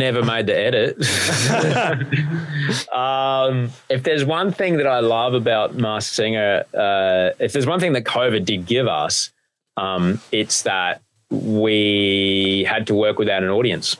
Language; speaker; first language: English; native; English